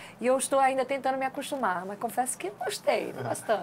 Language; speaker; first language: Portuguese; native; Portuguese